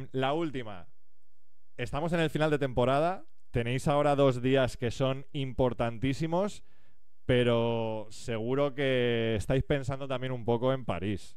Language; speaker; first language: Spanish; native; Spanish